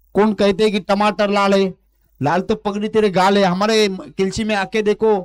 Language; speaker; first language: Hindi; non-native, local second language; Marathi